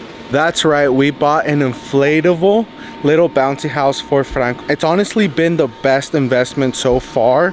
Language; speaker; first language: English; early bilingual, other home language; Spanish